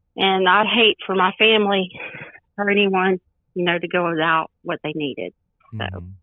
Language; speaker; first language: English; native; English